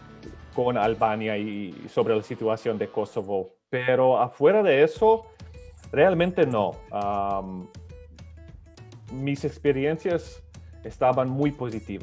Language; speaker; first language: Spanish; early bilingual, other home language; Serbian